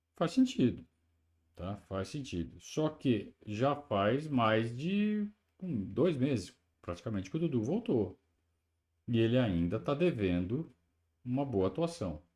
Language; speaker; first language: Portuguese; native; Portuguese